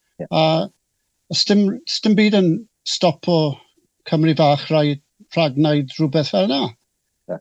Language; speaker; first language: Welsh; non-native, local second language; English